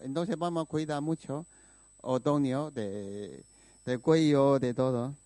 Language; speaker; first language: Spanish; non-native, learner; Chinese